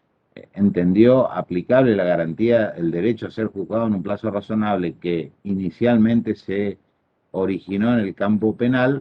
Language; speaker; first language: Spanish; native; Spanish